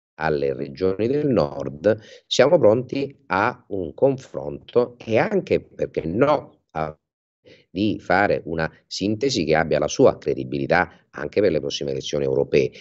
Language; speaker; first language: Italian; native; Italian